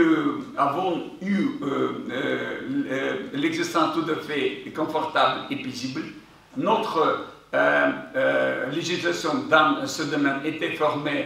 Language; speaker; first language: French; non-native, fluent; Ukrainian